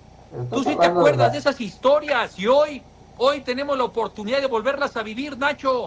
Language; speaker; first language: Spanish; native; Spanish